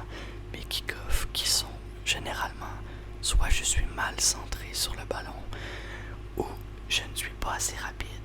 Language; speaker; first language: French; native; French